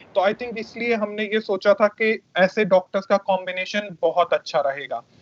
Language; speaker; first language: Hindi; native; Hindi